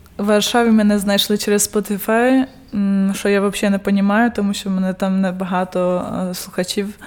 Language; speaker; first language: Ukrainian; early bilingual, heritage; Ukrainian